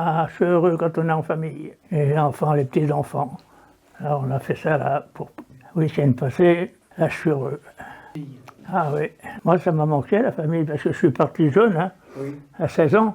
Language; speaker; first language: French; native; French